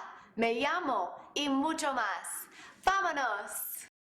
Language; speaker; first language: Spanish; non-native, fluent; English